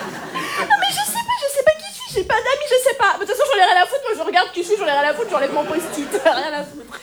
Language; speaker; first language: French; native; French